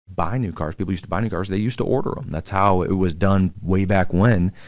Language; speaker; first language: English; native; English